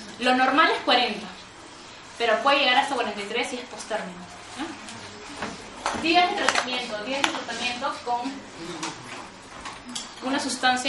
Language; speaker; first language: Spanish; native; Spanish